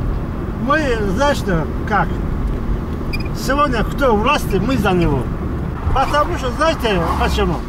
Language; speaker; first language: Russian; non-native, local second language; Azerbaijani